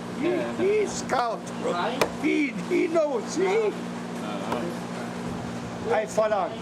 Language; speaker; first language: English; non-native, learner; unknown